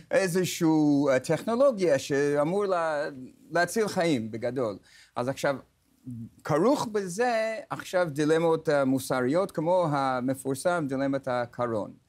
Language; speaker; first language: Hebrew; non-native, fluent; English